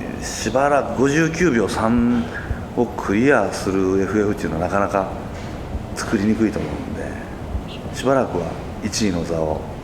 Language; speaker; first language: Japanese; native; Japanese